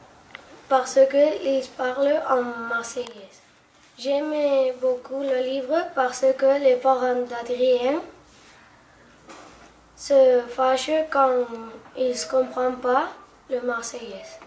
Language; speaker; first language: French; non-native, learner; Catalan